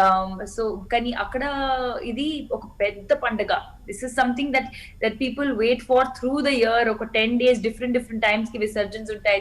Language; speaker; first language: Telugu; non-native, local second language; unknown